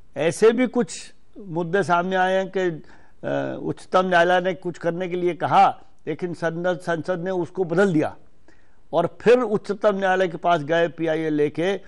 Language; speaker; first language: Hindi; native; Hindi